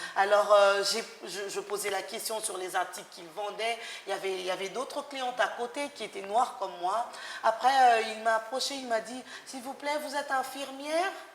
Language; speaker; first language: French; non-native, local second language; Lingala